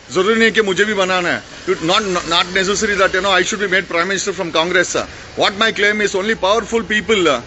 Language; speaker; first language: Hindi; non-native, local second language; Kannada